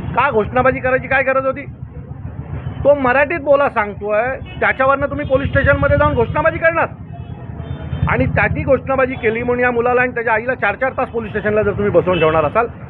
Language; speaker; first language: Marathi; native; Marathi